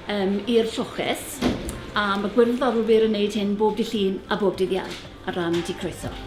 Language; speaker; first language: Welsh; native; Welsh